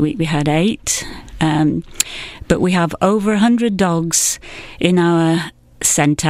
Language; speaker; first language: English; native; English